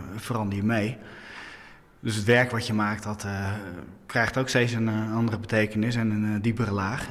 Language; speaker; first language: Dutch; native; Dutch